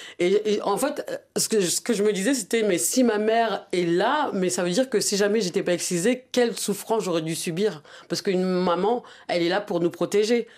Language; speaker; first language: French; early bilingual, other home language; Bambara